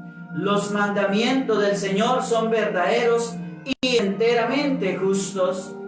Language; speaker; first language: Spanish; native; Spanish